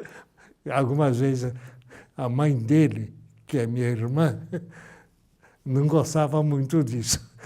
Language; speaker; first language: Portuguese; early bilingual, other home language; Japanese